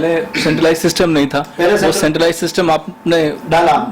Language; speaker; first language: Hindi; native; Hindi